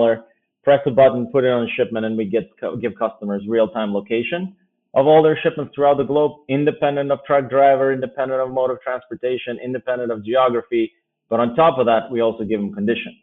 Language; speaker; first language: English; non-native, fluent; Albanian